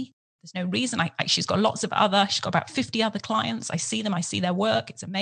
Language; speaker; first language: English; native; English